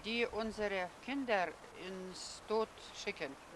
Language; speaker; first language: German; non-native, fluent; Lithuanian